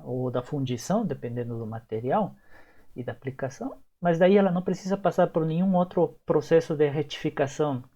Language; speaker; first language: Portuguese; native; Portuguese